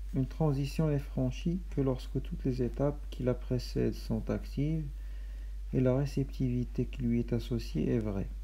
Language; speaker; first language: French; non-native, local second language; Arabic